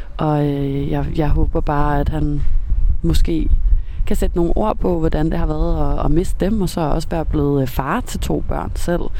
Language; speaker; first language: Danish; native; Danish